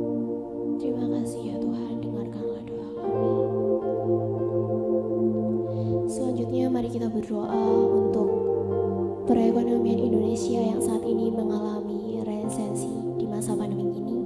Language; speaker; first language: Indonesian; native; Indonesian